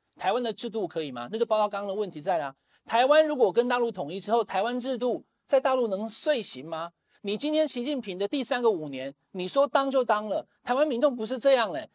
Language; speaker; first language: Chinese; native; Chinese